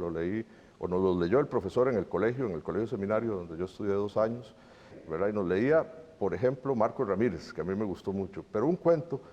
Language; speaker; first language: Spanish; native; Spanish